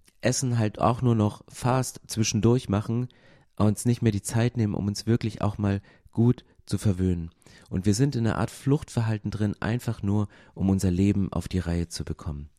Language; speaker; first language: German; native; German